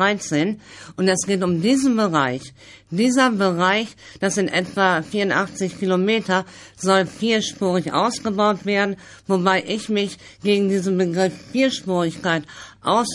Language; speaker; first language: German; native; German